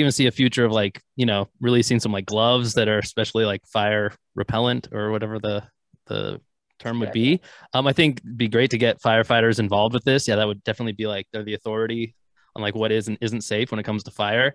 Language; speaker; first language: English; native; English